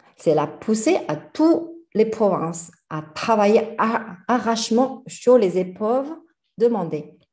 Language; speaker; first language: French; non-native, fluent; Chinese